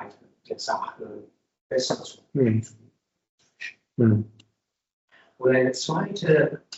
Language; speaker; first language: German; non-native, fluent; Italian